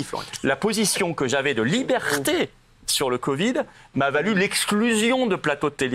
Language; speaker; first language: French; native; French